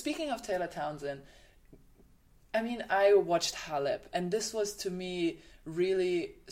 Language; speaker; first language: English; non-native, fluent; German